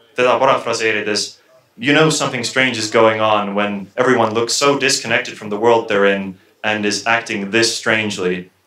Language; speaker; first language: English; non-native, fluent; Estonian